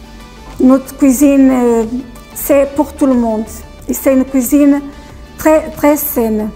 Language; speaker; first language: French; non-native, fluent; Portuguese